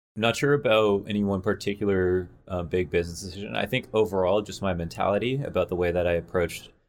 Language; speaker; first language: English; native; English